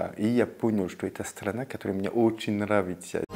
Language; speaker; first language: Russian; non-native, fluent; French